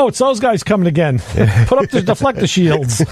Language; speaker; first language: English; native; English